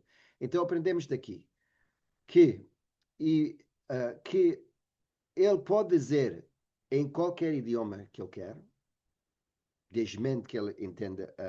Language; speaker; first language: Portuguese; non-native, fluent; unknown